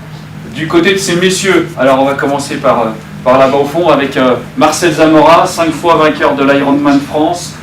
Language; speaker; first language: French; native; French